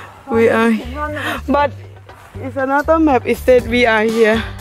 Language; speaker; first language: English; non-native, learner; Thai